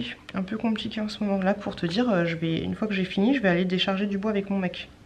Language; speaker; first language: French; native; French